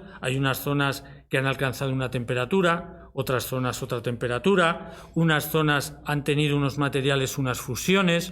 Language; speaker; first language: Spanish; native; Spanish